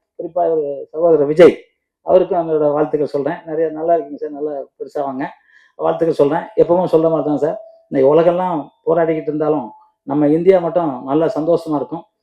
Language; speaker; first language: Tamil; native; Tamil